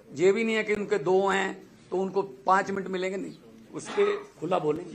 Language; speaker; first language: Hindi; non-native, local second language; Punjabi